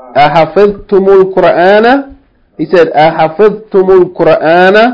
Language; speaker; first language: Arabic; non-native, fluent; English